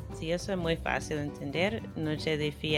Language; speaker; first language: Spanish; non-native, fluent; English